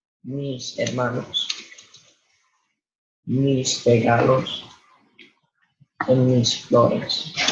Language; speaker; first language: Spanish; non-native, learner; English